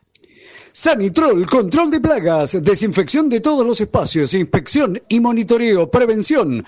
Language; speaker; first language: Spanish; native; Spanish